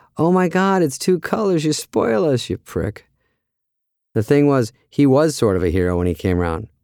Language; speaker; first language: English; native; English